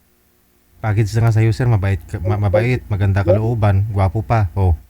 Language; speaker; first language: Filipino; native; Filipino